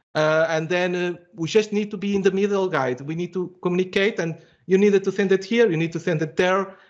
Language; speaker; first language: English; non-native, fluent; Portuguese